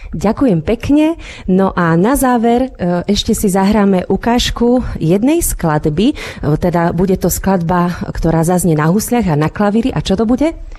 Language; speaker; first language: Slovak; native; Slovak